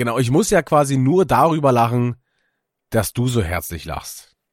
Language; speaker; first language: German; native; German